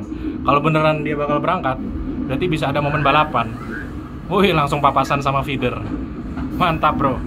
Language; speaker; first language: Indonesian; native; Indonesian